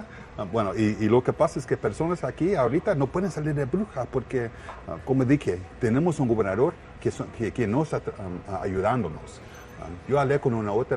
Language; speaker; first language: Spanish; non-native, learner; English